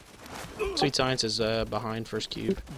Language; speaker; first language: English; native; English